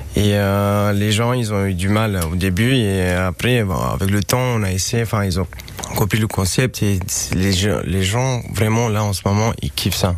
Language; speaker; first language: French; non-native, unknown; Romanian